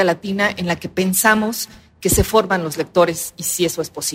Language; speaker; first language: Spanish; native; Spanish